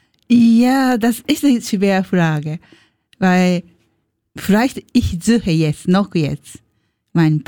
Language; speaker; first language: German; non-native, learner; Japanese